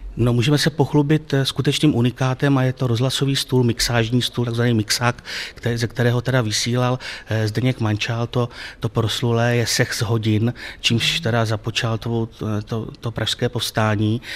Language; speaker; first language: Czech; native; Czech